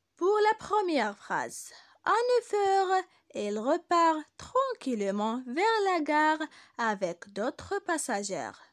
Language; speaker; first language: French; non-native, local second language; Arabic